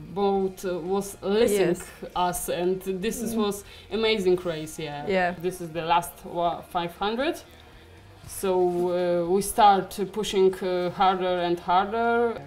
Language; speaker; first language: English; non-native, learner; Polish